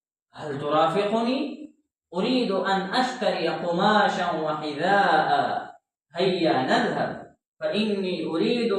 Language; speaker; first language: Arabic; non-native, fluent; Urdu